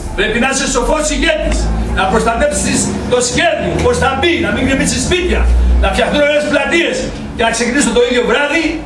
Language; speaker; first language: Greek; early bilingual, heritage; Greek